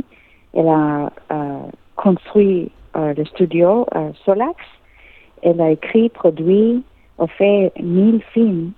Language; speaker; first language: French; non-native, learner; English